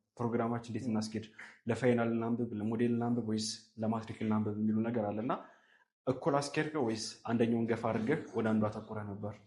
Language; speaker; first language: Amharic; native; Amharic